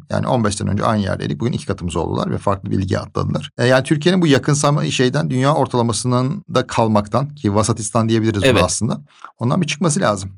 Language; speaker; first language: Turkish; native; Turkish